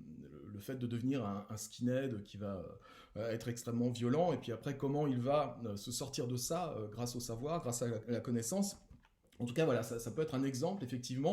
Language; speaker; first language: French; native; French